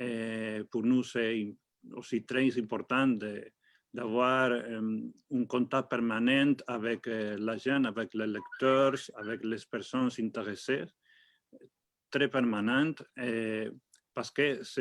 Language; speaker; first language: French; non-native, fluent; Spanish